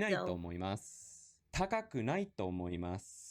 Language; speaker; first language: Japanese; non-native, fluent; English